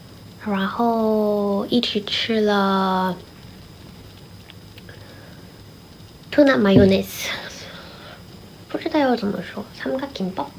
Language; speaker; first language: Chinese; non-native, learner; Korean